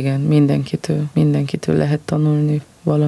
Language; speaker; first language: Hungarian; early bilingual, heritage; Hungarian